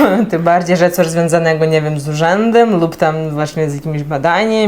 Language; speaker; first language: Polish; non-native, fluent; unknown